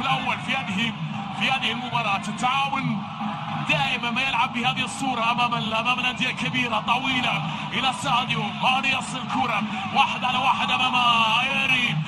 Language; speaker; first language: Arabic; native; Arabic